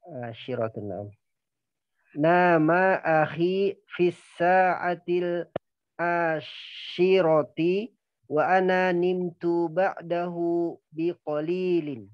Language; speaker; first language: Arabic; non-native, learner; Indonesian